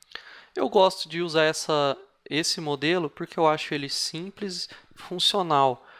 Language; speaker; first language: Portuguese; native; Portuguese